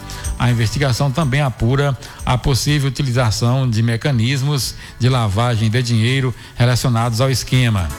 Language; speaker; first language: Portuguese; native; Portuguese